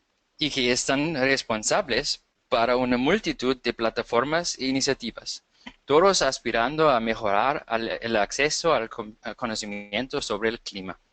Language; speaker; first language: Spanish; non-native, fluent; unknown